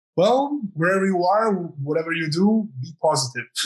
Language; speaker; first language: English; non-native, fluent; Croatian